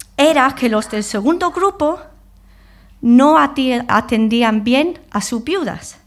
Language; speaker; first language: Spanish; non-native, fluent; English